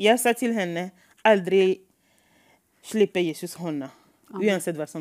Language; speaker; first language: Norwegian; non-native, fluent; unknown